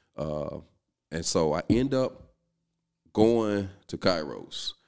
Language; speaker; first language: English; native; English